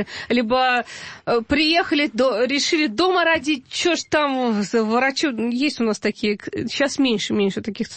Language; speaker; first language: Russian; native; Russian